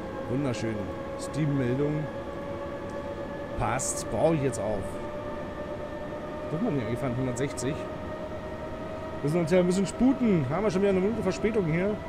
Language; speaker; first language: German; native; German